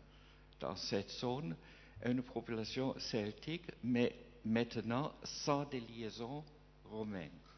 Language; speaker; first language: French; non-native, fluent; German